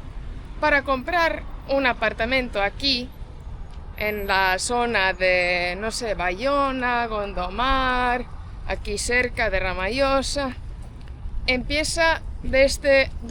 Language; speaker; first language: Spanish; non-native, fluent; Estonian